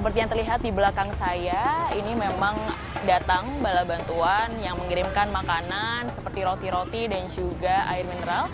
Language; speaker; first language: Indonesian; native; Indonesian